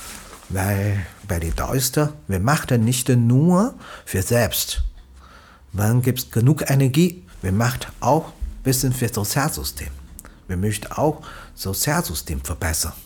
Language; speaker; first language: German; non-native, learner; Chinese